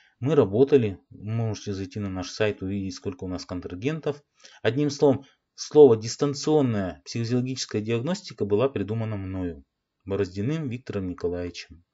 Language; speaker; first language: Russian; native; Russian